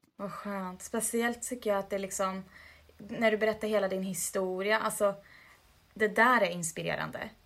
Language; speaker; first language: Swedish; early bilingual, other home language; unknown